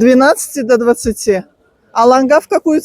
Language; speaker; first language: Russian; native; Russian